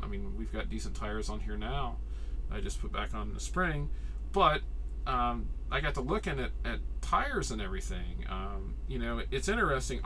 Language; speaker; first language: English; native; English